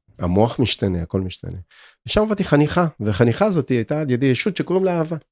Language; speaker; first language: Hebrew; native; Hebrew